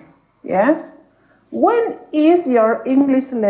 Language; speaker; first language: English; non-native, learner; Spanish